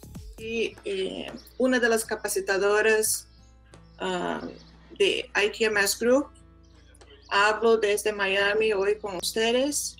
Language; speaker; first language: Spanish; non-native, fluent; Portuguese